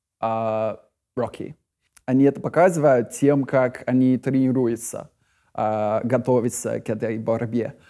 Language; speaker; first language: Russian; non-native, fluent; English